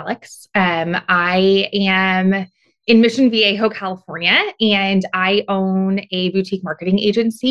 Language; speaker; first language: English; native; English